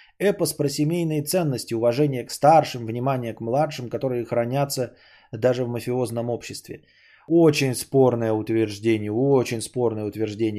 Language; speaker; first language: Russian; native; Russian